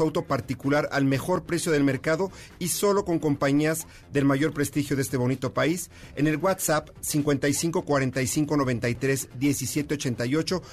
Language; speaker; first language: Spanish; native; Spanish